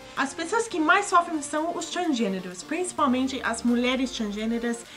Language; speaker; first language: Portuguese; non-native, fluent; English